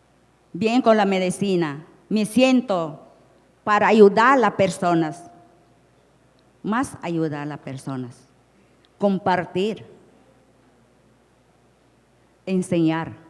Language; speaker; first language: Spanish; non-native, local second language; Shipibo-Conibo